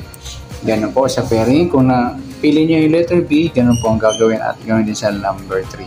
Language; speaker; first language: Filipino; native; Filipino